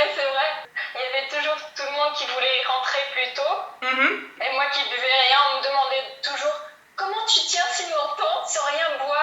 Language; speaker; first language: French; early bilingual, heritage; Portuguese